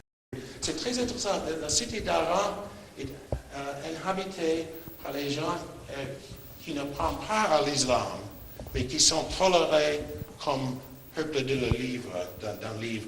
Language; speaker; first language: French; non-native, fluent; English